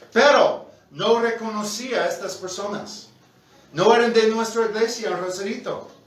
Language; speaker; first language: Spanish; non-native, fluent; English